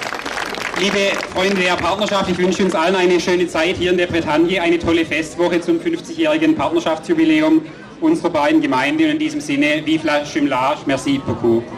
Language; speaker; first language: German; native; German